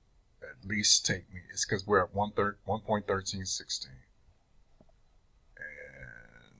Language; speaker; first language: English; native; English